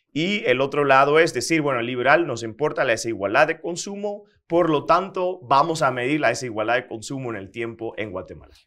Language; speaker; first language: Spanish; non-native, fluent; Dutch